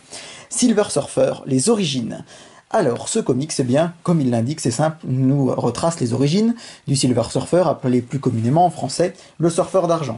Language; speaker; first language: French; native; French